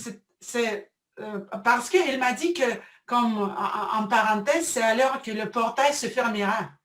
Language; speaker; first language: French; non-native, fluent; Russian